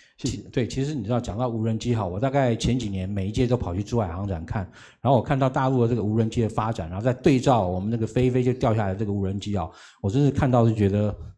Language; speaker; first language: Chinese; native; Chinese